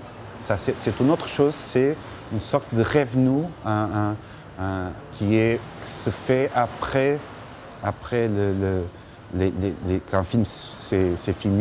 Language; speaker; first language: French; non-native, fluent; Portuguese